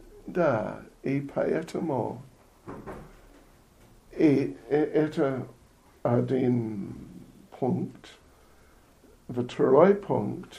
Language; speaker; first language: Russian; non-native, learner; English